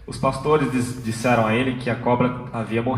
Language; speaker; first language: Portuguese; native; Portuguese